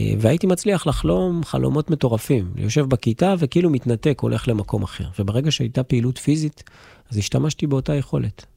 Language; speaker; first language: Hebrew; native; Hebrew